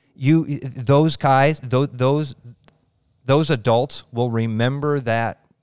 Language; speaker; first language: English; native; English